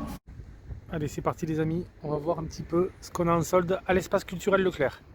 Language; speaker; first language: French; native; French